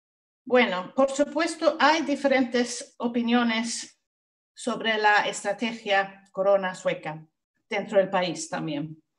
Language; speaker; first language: Spanish; non-native, fluent; Swedish